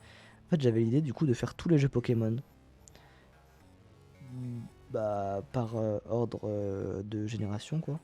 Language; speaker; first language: French; native; French